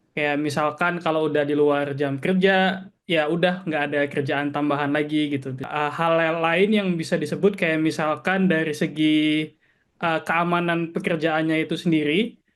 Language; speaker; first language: Indonesian; native; Indonesian